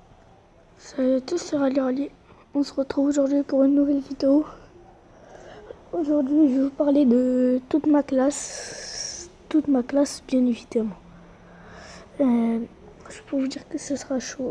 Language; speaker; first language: French; non-native, local second language; Arabic